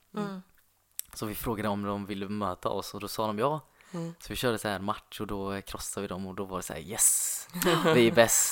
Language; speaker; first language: Swedish; non-native, fluent; Arabic